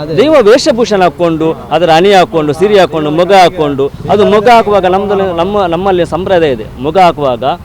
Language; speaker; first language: Kannada; non-native, local second language; Tulu